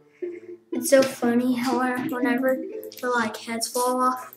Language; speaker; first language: English; native; English